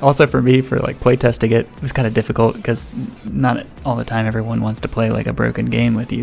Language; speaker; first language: English; native; English